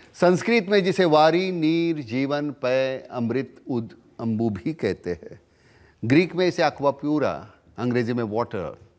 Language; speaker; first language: Hindi; non-native, local second language; Marathi